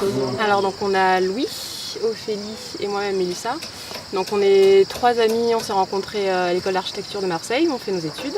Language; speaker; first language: French; native; French